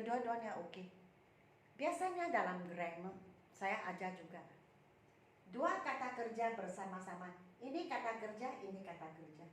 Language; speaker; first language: Malay; non-native, local second language; Min Nan Chinese